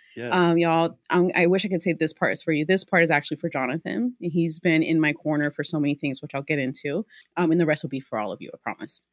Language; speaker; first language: English; early bilingual, other home language; Spanish